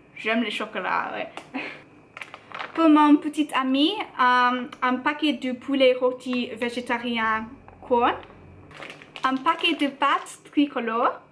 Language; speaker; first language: French; non-native, learner; English